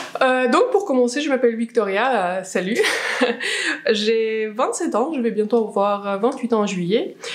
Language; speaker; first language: French; non-native, fluent; Russian